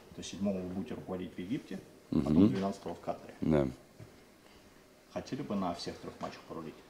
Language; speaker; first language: Russian; native; Russian